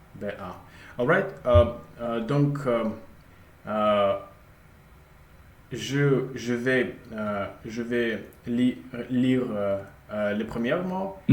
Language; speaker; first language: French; non-native, learner; Russian